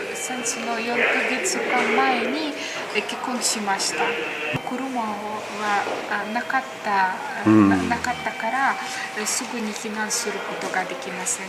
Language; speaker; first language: Japanese; non-native, learner; Ukrainian